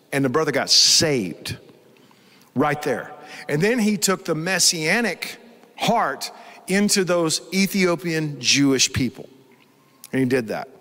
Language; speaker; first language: English; native; English